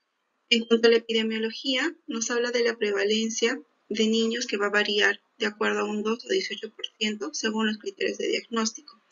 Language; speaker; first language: Spanish; native; Spanish